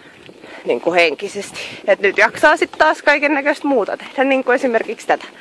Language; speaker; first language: Finnish; native; Finnish